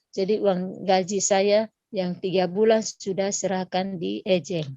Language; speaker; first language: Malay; non-native, local second language; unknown